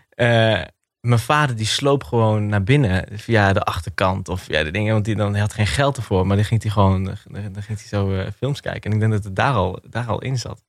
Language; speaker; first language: Dutch; early bilingual, other home language; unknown